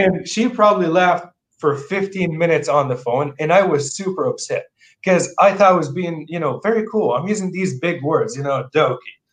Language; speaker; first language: English; non-native, fluent; Arabic